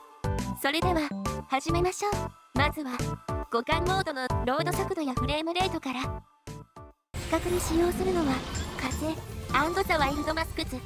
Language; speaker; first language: Japanese; native; Japanese